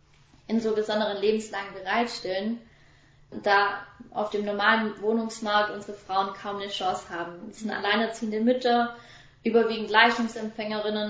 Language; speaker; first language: German; native; German